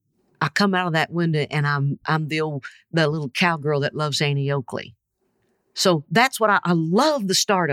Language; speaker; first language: English; native; English